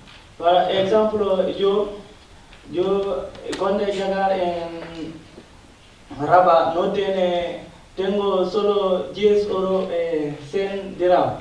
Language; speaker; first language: Spanish; non-native, learner; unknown